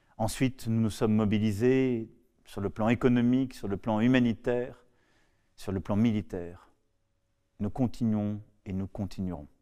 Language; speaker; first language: French; native; French